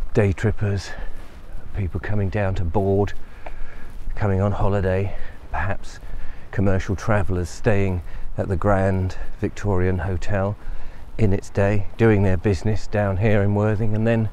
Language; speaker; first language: English; native; English